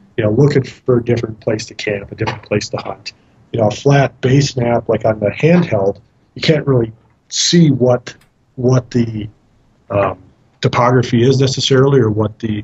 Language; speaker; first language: English; native; English